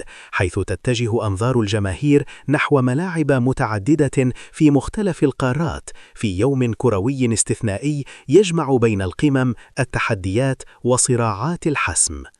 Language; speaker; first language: Arabic; native; Arabic